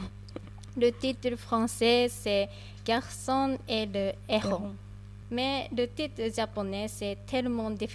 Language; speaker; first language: French; non-native, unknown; Japanese